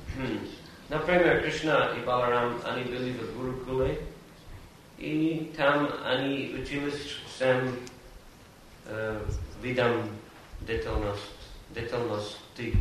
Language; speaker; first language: Russian; non-native, fluent; English